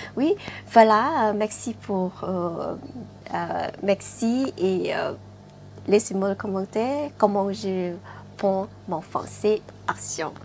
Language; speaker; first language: French; non-native, learner; Thai